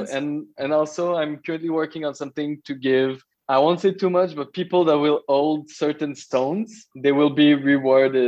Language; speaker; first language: English; native; English